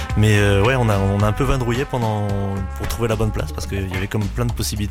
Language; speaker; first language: French; native; French